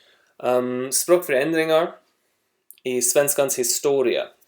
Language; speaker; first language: Swedish; non-native, learner; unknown